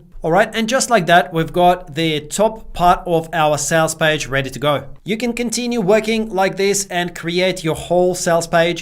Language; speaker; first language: English; native; English